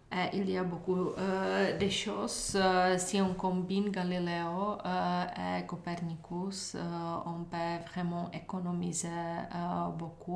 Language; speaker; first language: French; non-native, learner; Czech